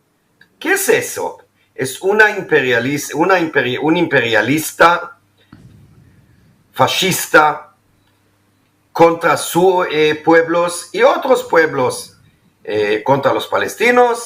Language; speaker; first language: Spanish; non-native, fluent; Hebrew